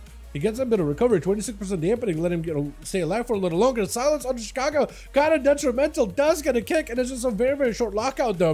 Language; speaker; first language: English; native; English